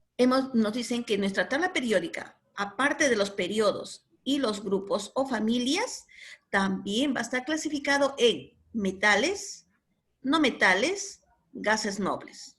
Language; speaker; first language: Spanish; native; Spanish